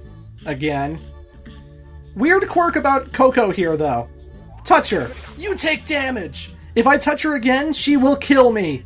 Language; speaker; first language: English; native; English